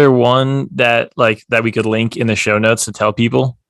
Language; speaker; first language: English; native; English